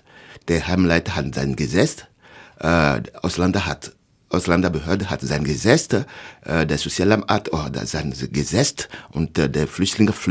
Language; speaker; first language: German; non-native, learner; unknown